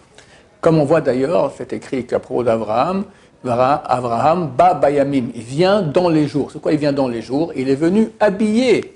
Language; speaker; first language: French; native; French